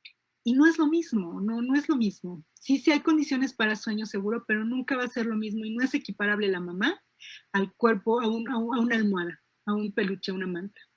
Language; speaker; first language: Spanish; native; Spanish